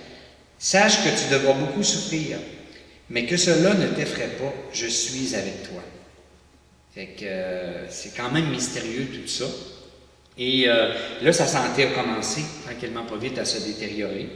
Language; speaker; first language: French; native; French